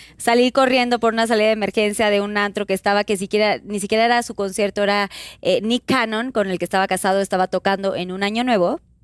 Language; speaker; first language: Spanish; native; Spanish